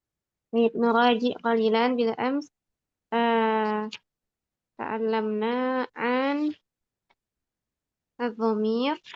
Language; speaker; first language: Arabic; non-native, fluent; Indonesian